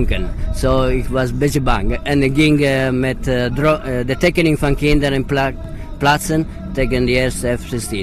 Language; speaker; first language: Dutch; non-native, learner; Italian